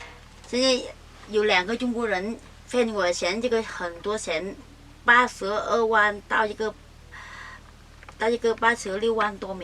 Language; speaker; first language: Chinese; non-native, learner; Vietnamese